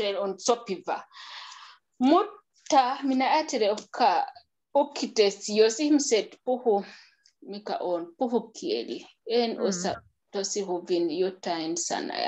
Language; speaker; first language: Finnish; non-native, learner; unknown